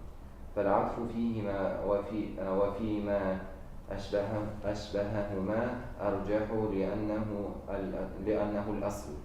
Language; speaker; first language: Arabic; non-native, learner; Uzbek